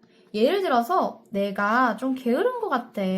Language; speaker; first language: Korean; native; Korean